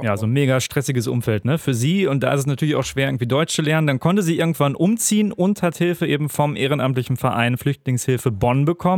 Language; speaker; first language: German; native; German